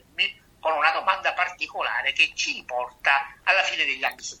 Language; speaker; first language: Italian; native; Italian